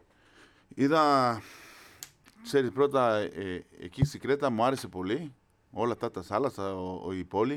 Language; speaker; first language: Greek; non-native, learner; Spanish